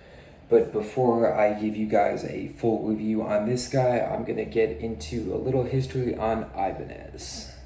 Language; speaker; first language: English; native; English